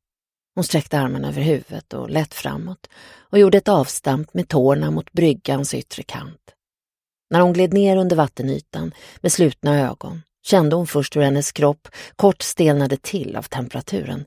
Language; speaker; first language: Swedish; native; Swedish